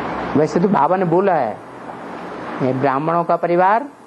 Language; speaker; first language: Hindi; native; Hindi